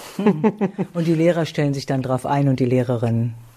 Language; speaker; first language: German; native; German